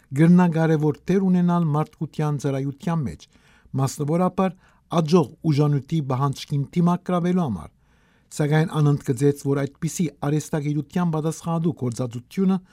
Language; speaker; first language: Armenian; early bilingual, heritage; Armenian